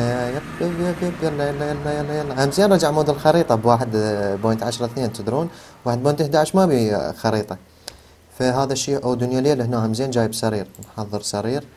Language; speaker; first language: Arabic; native; Arabic